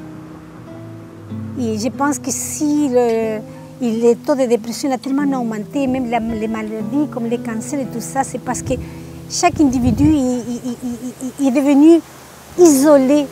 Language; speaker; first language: French; native; French